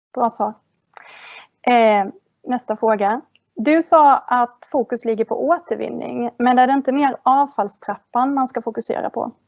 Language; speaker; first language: Swedish; native; Swedish